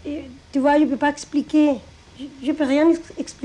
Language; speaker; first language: French; non-native, fluent; Spanish